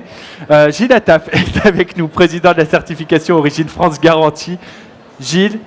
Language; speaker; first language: French; native; French